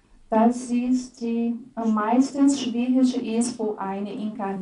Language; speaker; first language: German; non-native, fluent; Portuguese